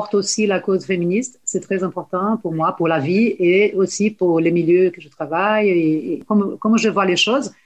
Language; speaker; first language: French; non-native, fluent; Portuguese